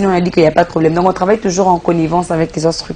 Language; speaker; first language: French; non-native, local second language; Lingala